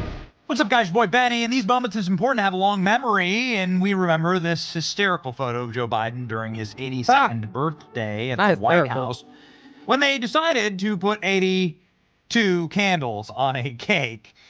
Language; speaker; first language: English; native; English